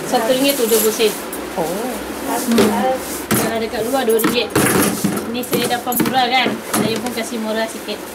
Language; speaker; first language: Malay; non-native, local second language; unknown